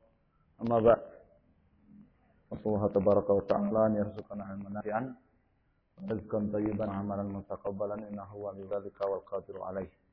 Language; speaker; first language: Arabic; non-native, fluent; Indonesian